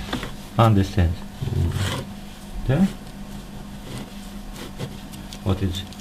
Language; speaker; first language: English; non-native, learner; Russian